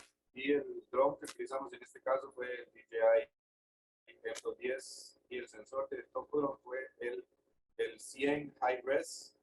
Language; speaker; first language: Spanish; native; Spanish